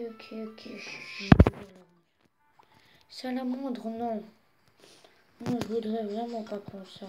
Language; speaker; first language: French; native; French